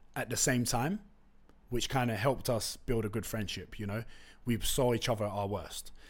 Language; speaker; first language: English; non-native, local second language; Turkish